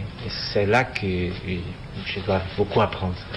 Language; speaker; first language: French; non-native, fluent; Portuguese